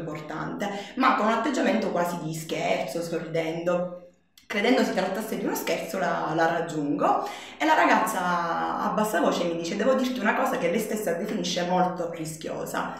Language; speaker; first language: Italian; native; Italian